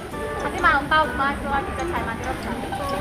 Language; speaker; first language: Korean; non-native, learner; Vietnamese